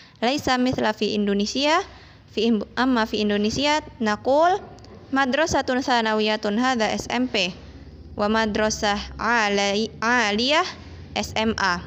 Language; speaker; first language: Arabic; non-native, fluent; Indonesian